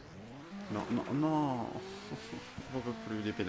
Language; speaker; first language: French; native; French